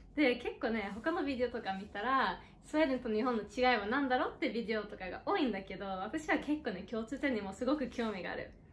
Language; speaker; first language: Japanese; non-native, fluent; Swedish